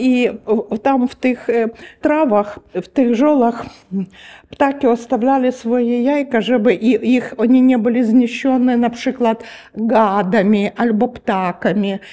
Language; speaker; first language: Polish; non-native, learner; Ukrainian